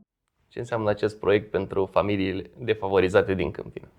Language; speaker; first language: Romanian; native; Romanian